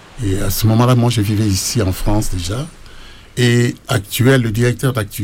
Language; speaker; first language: French; non-native, local second language; Lingala